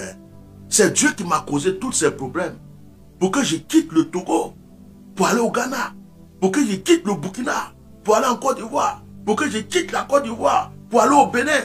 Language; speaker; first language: French; non-native, local second language; Baoulé